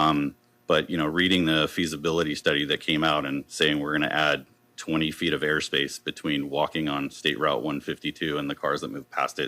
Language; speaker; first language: English; native; English